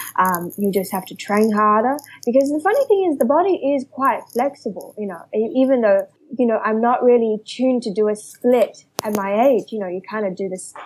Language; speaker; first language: English; early bilingual, other home language; Chinese